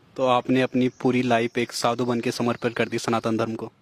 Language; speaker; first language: Hindi; native; Hindi